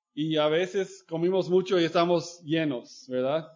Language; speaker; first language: Spanish; non-native, fluent; English